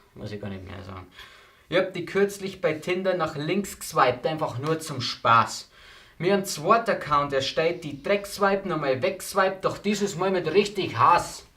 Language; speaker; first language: German; native; German